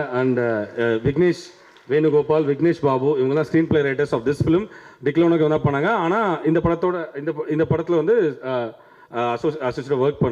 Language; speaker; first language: Tamil; native; Tamil